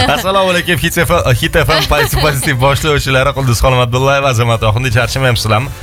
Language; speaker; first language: Uzbek; native; Uzbek